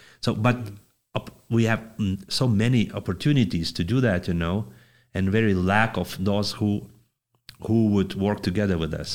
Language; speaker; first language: English; non-native, fluent; Lithuanian